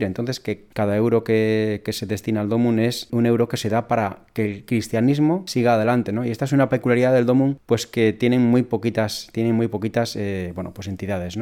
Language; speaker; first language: Spanish; native; Spanish